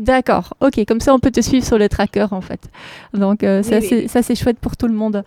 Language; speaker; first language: French; native; French